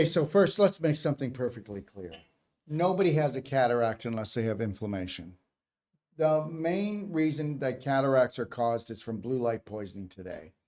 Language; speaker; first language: English; native; English